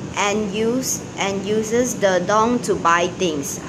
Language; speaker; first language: English; non-native, local second language; Chinese